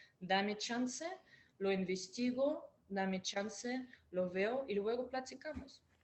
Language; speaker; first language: Spanish; non-native, fluent; Russian